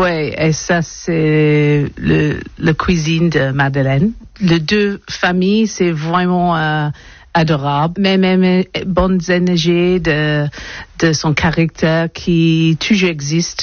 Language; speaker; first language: French; non-native, learner; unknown